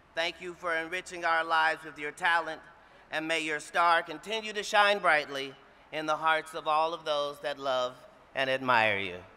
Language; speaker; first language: English; native; English